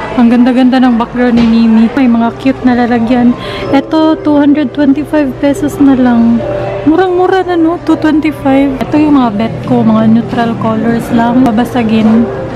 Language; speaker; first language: Filipino; non-native, local second language; Cebuano